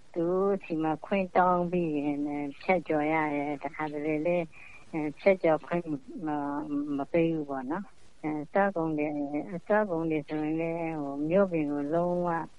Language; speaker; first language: Burmese; native; Burmese